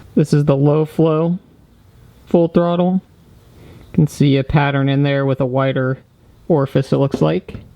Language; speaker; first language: English; native; English